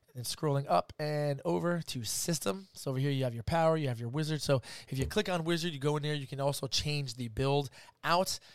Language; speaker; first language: English; native; English